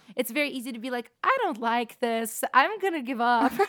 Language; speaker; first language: English; non-native, fluent; Russian